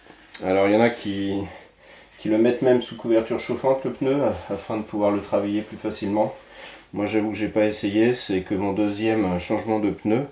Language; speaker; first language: French; native; French